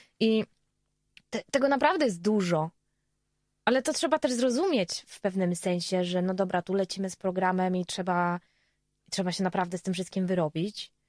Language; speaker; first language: Polish; native; Polish